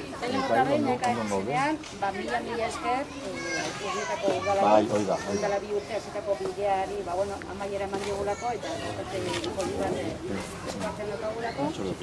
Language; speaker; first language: Basque; native; Basque